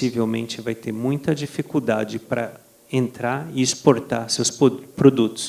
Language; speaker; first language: Portuguese; non-native, fluent; Spanish